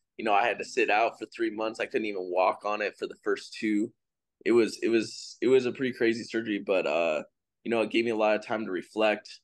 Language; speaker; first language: English; native; English